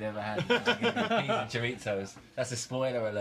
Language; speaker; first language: English; native; English